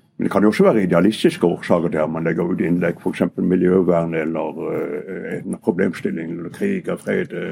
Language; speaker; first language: Norwegian; native; Norwegian